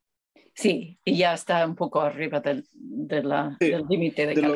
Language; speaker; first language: Spanish; non-native, fluent; English